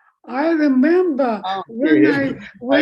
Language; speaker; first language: English; non-native, fluent; Russian